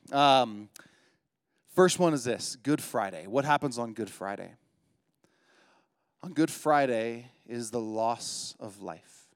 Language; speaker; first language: English; native; English